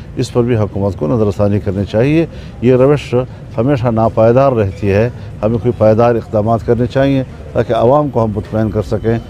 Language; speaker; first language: Urdu; non-native, local second language; Pashto